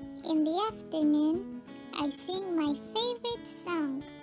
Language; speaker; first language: English; non-native, fluent; Spanish